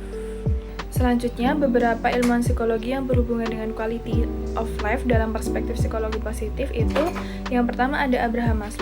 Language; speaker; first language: Indonesian; native; Indonesian